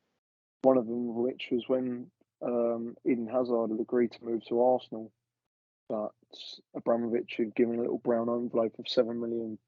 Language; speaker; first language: English; native; English